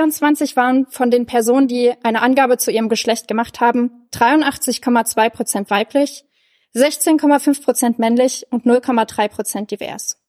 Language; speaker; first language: German; native; German